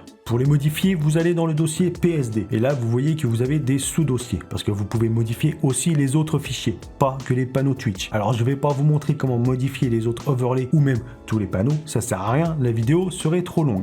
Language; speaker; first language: French; native; French